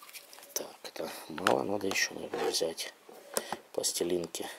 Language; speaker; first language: Russian; native; Russian